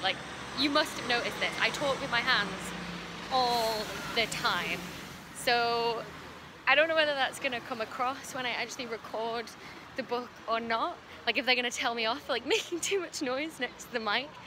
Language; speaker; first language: English; native; English